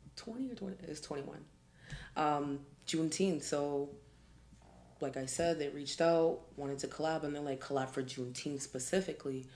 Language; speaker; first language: English; native; English